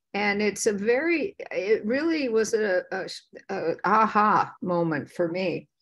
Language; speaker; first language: English; native; English